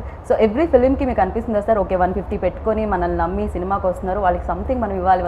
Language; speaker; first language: Telugu; native; Telugu